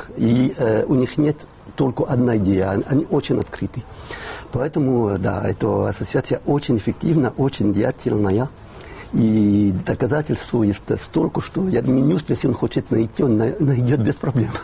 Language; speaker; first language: Russian; non-native, fluent; French